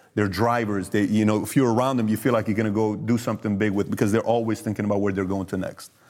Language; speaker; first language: English; early bilingual, other home language; Persian